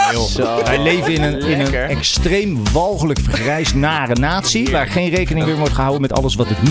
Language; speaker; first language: Dutch; native; Dutch